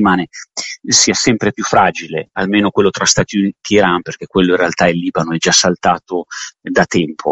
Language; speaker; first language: Italian; native; Italian